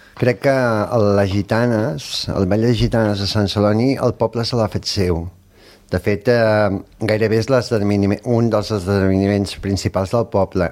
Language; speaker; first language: Catalan; native; Catalan